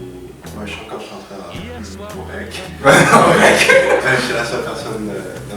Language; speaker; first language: French; early bilingual, other home language; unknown